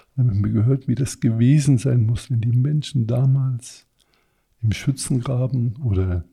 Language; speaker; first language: German; non-native, fluent; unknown